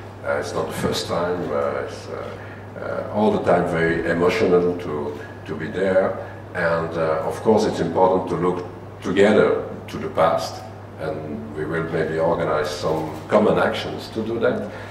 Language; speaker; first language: English; non-native, fluent; French